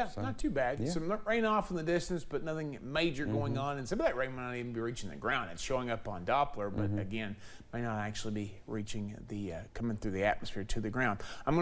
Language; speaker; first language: English; native; English